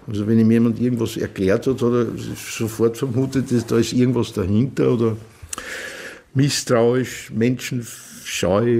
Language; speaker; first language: German; native; German